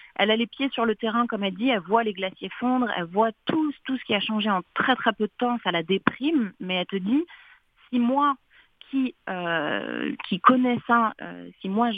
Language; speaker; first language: French; native; French